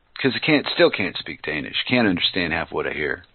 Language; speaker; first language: English; native; English